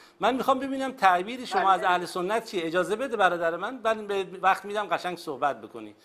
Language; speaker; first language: Persian; native; Persian